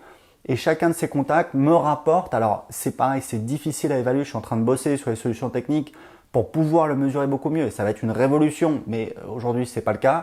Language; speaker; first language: French; native; French